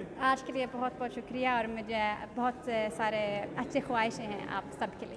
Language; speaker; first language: Hindi; non-native, learner; Swedish